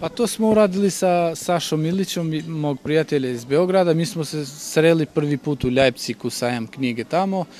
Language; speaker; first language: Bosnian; non-native, local second language; Albanian